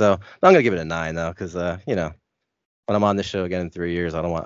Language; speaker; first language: English; native; English